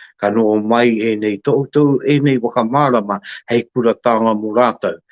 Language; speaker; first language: Māori; native; Māori